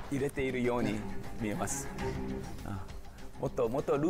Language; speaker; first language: Japanese; non-native, learner; Korean